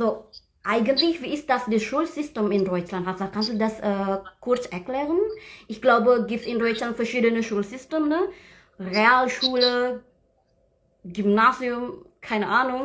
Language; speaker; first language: German; non-native, learner; Indonesian